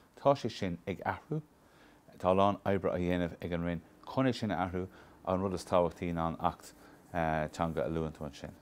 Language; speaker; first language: Irish; non-native, local second language; English